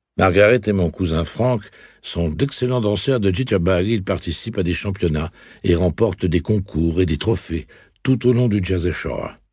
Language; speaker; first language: French; native; French